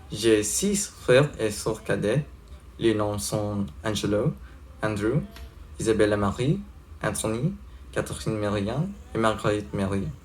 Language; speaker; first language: French; non-native, learner; English